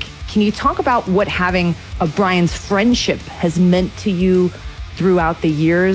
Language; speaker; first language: English; native; English